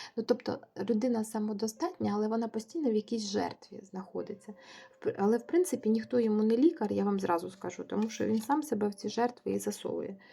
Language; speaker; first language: Ukrainian; non-native, local second language; Russian